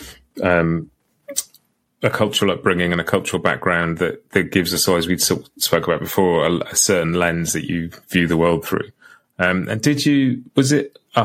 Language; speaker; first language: English; native; English